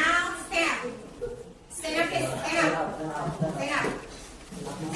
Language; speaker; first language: English; non-native, learner; Indonesian